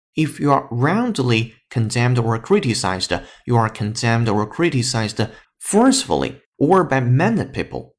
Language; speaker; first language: English; non-native, fluent; Chinese